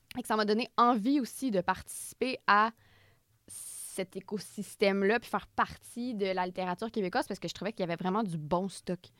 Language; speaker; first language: French; native; French